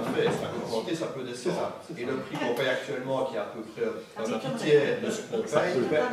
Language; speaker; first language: French; native; French